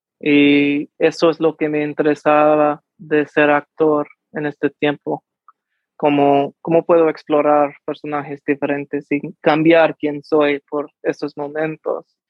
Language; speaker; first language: Spanish; early bilingual, heritage; English